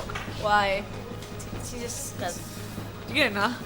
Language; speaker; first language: Welsh; non-native, local second language; English